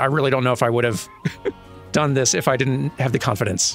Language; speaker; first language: English; native; English